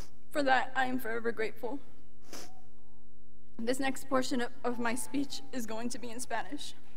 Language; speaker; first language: English; early bilingual, other home language; Spanish